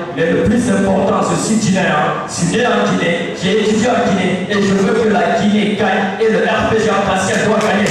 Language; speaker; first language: French; non-native, local second language; Fula